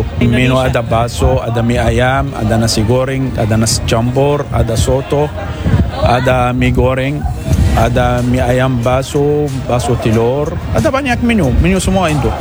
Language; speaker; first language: Indonesian; non-native, learner; Arabic